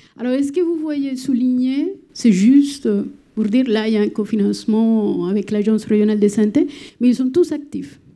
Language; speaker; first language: French; non-native, fluent; Spanish